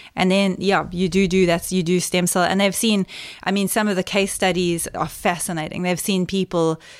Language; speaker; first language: English; native; English